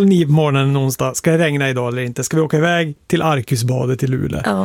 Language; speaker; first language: Swedish; native; Swedish